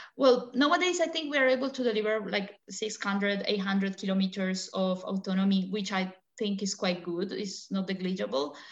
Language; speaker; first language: English; non-native, fluent; Spanish